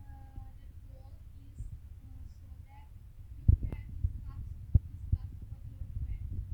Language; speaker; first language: English; non-native, learner; Indonesian